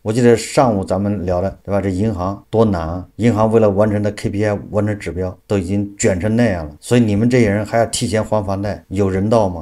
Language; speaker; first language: Chinese; native; Chinese